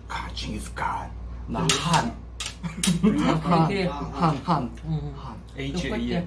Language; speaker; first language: Korean; native; Korean